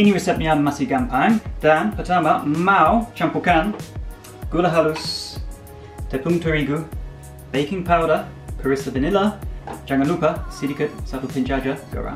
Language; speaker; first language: Indonesian; non-native, fluent; English